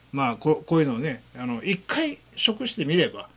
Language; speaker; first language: Japanese; native; Japanese